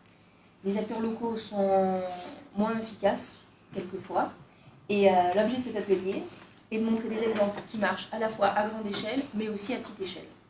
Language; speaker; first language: French; native; French